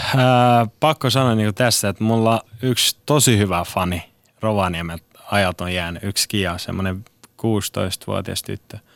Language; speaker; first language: Finnish; non-native, fluent; Persian